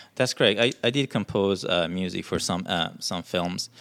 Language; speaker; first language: English; non-native, fluent; Persian